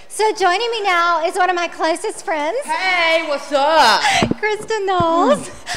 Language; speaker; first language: English; native; English